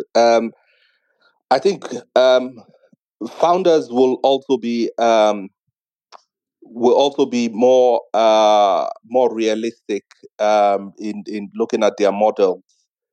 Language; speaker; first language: English; non-native, local second language; Igbo